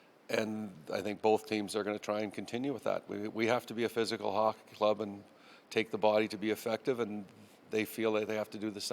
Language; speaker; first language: English; native; English